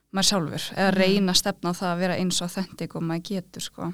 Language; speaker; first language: Icelandic; early bilingual, other home language; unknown